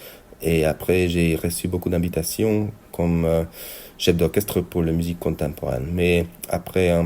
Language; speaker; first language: French; non-native, fluent; Hungarian